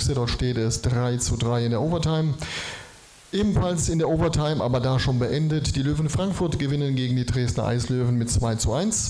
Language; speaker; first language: German; native; German